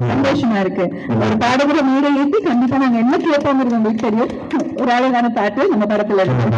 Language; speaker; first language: Tamil; native; Tamil